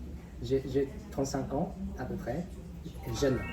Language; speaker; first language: French; non-native, learner; Chinese